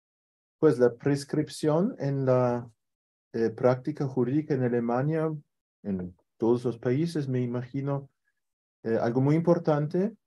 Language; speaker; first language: Spanish; non-native, fluent; German